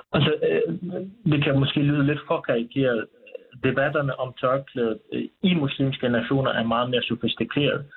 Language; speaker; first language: Danish; early bilingual, other home language; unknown